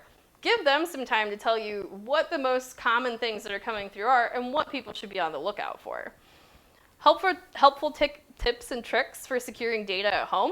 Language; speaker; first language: English; native; English